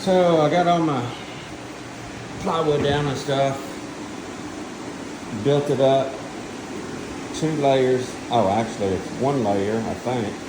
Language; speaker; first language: English; native; English